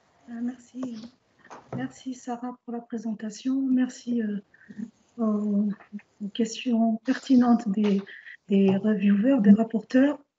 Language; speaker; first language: French; native; French